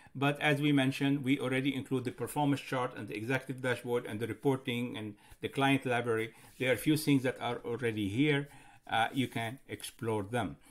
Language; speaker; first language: English; non-native, fluent; Arabic